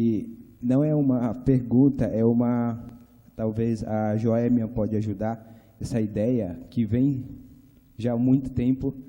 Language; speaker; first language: Portuguese; non-native, local second language; Ticuna